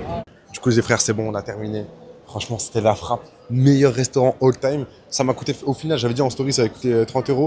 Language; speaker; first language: French; native; French